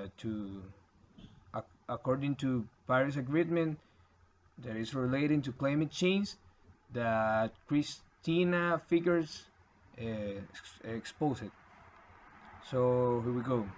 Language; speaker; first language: English; non-native, learner; Spanish